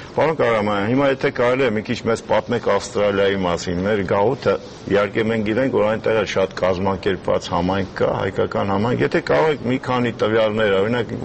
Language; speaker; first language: Armenian; native; Armenian